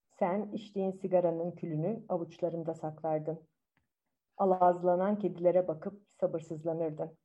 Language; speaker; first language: Turkish; native; Turkish